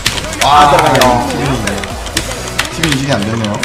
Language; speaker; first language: Korean; native; Korean